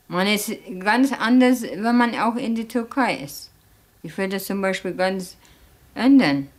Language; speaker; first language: German; non-native, fluent; Turkish